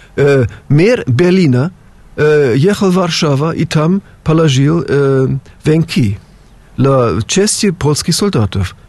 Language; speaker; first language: Russian; non-native, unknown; German